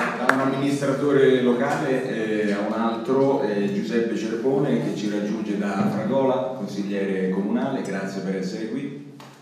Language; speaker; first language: Italian; native; Italian